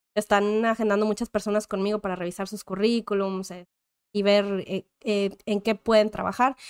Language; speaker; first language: Spanish; native; Spanish